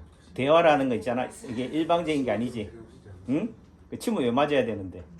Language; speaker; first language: Korean; native; Korean